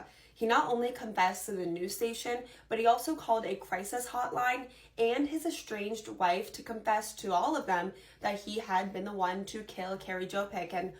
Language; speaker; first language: English; native; English